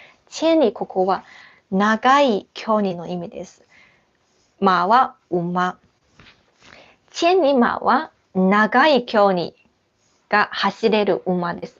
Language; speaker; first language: Japanese; non-native, fluent; Chinese